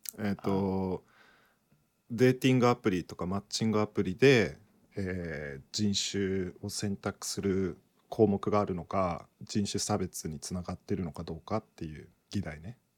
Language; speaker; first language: Japanese; native; Japanese